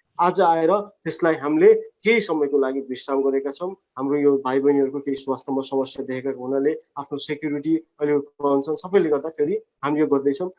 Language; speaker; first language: Nepali; native; Nepali